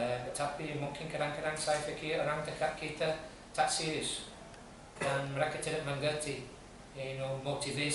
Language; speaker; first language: Indonesian; non-native, fluent; English